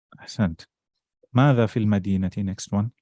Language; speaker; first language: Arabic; non-native, fluent; English